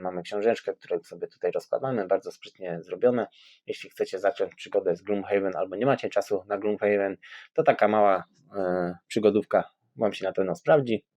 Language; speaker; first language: Polish; native; Polish